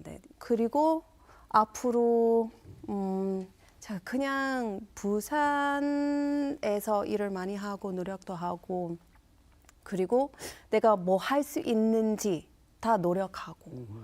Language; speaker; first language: Korean; non-native, fluent; English